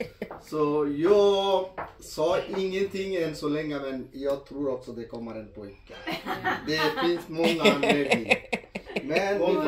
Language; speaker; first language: Swedish; non-native, fluent; Bangla